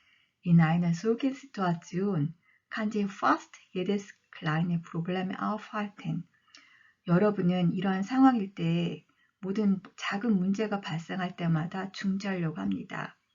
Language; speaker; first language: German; non-native, fluent; Korean